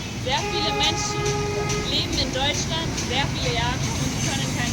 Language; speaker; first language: German; non-native, fluent; French